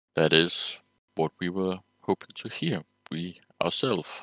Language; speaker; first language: English; non-native, fluent; Danish